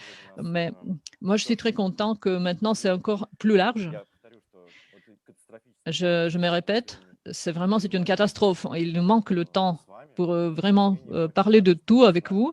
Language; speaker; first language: French; non-native, fluent; Russian